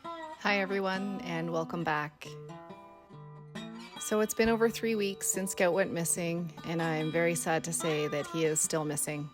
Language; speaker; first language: English; native; English